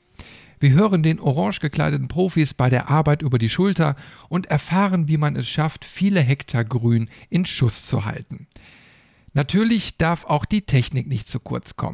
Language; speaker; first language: German; native; German